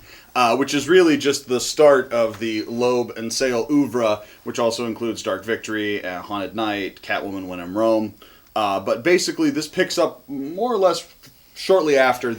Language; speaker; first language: English; native; English